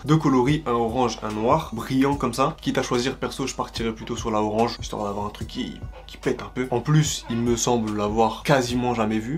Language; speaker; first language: French; native; French